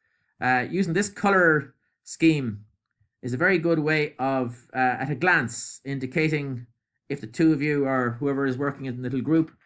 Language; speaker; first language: English; native; English